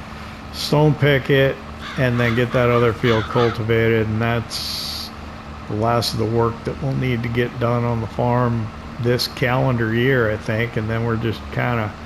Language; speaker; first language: English; native; English